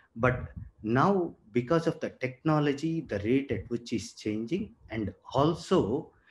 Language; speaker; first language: English; non-native, local second language; Telugu